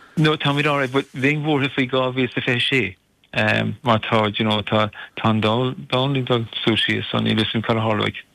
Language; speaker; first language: Irish; non-native, local second language; English